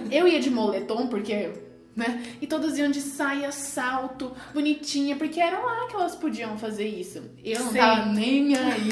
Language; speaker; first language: Portuguese; early bilingual, heritage; Portuguese